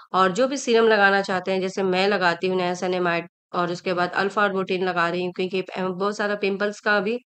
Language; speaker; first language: Hindi; native; Hindi